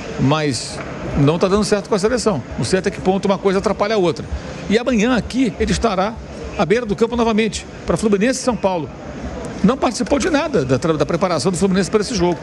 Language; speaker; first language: Portuguese; native; Portuguese